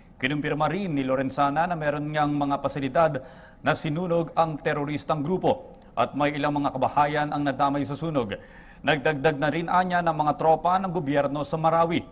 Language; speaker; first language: Filipino; native; Filipino